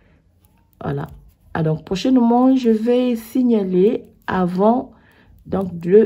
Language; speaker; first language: French; native; French